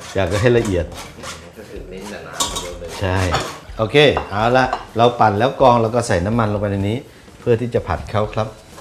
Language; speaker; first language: Thai; native; Thai